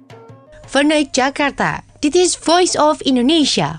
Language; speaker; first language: Dutch; non-native, fluent; Indonesian